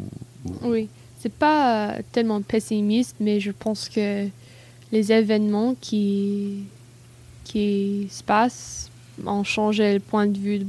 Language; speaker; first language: French; non-native, learner; English